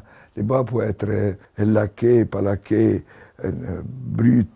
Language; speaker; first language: French; non-native, fluent; Italian